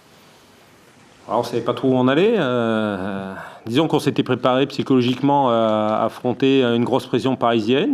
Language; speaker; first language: French; native; French